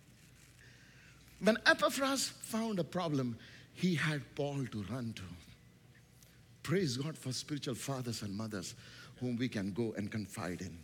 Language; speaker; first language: English; non-native, local second language; Hindi